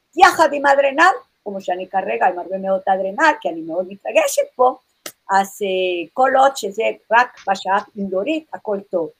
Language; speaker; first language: Hebrew; non-native, fluent; English